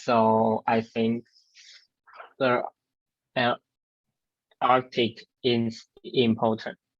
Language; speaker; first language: English; non-native, learner; Chinese